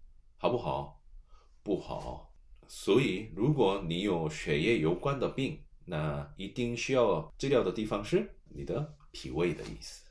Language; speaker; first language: Chinese; non-native, learner; Korean